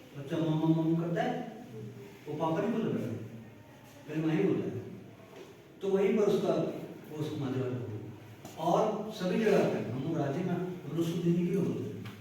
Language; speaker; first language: Hindi; native; Hindi